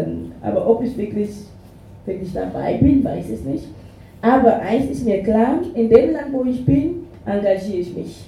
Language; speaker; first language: German; non-native, fluent; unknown